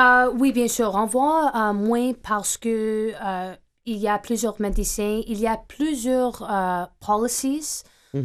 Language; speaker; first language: French; non-native, fluent; English